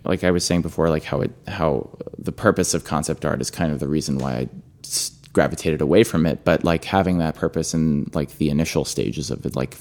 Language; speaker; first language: English; native; English